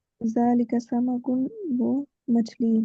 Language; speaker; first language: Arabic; non-native, learner; Urdu